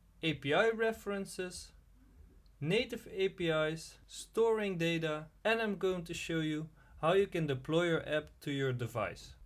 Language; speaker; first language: English; non-native, fluent; Dutch